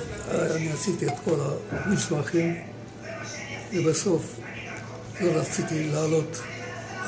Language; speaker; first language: Hebrew; non-native, fluent; Romanian